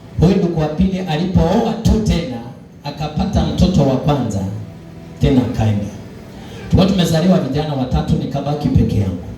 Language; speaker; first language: Swahili; non-native, local second language; Luyia